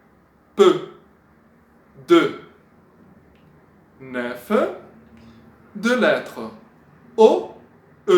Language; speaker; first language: French; non-native, fluent; Portuguese